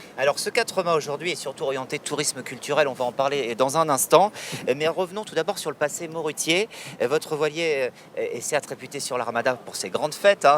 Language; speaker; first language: French; native; French